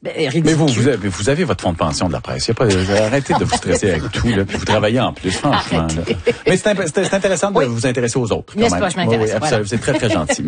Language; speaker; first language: French; native; French